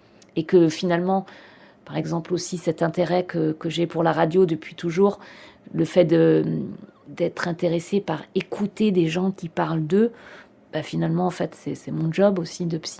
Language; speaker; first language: French; native; French